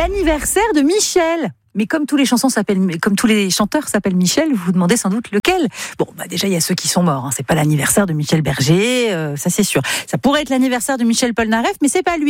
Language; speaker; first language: French; native; French